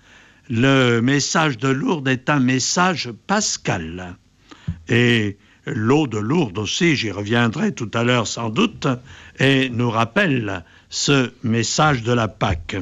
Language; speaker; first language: French; native; French